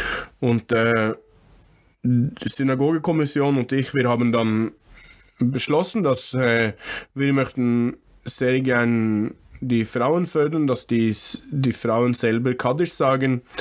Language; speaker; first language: German; non-native, fluent; English